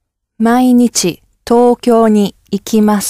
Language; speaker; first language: Japanese; non-native, learner; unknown